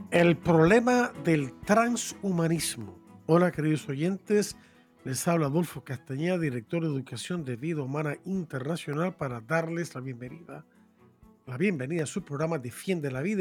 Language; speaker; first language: Spanish; native; Spanish